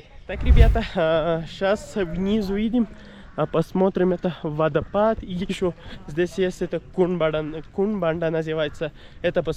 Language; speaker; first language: Russian; non-native, learner; Urdu